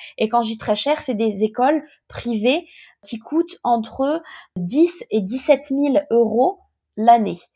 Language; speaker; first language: French; native; French